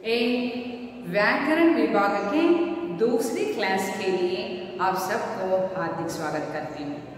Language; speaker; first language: Hindi; non-native, local second language; Kannada